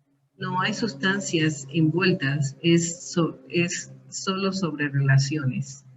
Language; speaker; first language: Spanish; early bilingual, heritage; Spanish